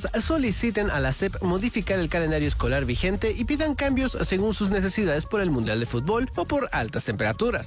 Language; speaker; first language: Spanish; native; Spanish